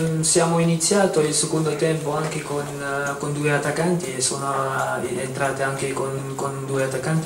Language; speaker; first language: Italian; non-native, fluent; Dutch